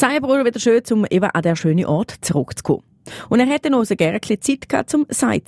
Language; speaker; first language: German; native; German